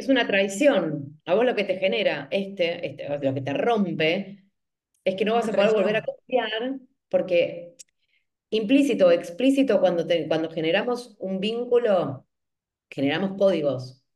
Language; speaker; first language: Spanish; native; Spanish